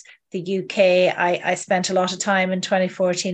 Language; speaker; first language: English; native; English